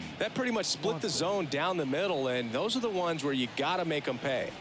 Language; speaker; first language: English; native; English